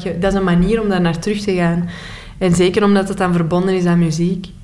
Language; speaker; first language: Dutch; native; Dutch